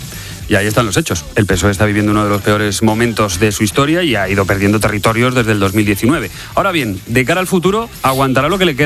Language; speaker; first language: Spanish; native; Spanish